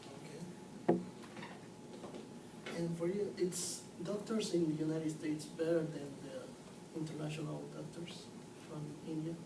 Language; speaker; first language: English; non-native, learner; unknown